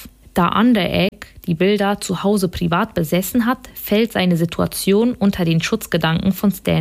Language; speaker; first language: German; native; German